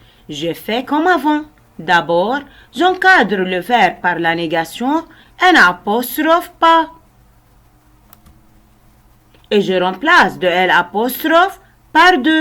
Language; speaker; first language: French; non-native, local second language; Arabic